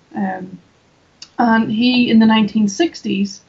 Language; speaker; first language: English; native; English